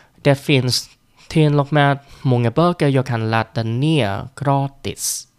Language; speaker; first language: Swedish; non-native, fluent; Vietnamese